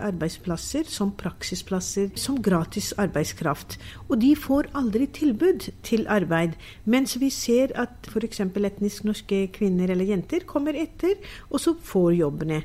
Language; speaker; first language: Norwegian; non-native, fluent; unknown